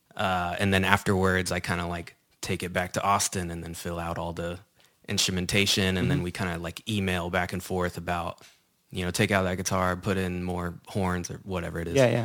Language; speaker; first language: English; native; English